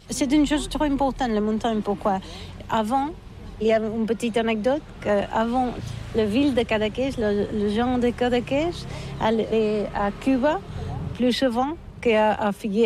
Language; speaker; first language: French; non-native, learner; Catalan